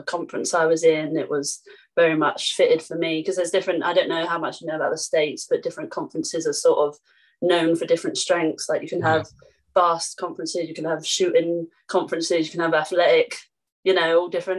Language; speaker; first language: English; native; English